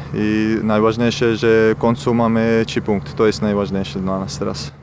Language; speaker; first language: Polish; non-native, learner; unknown